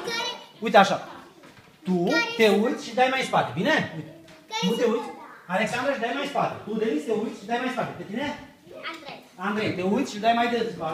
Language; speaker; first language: Romanian; native; Romanian